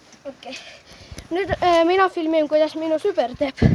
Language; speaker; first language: Estonian; early bilingual, heritage; Finnish